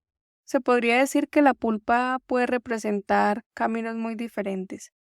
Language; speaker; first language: Spanish; native; Spanish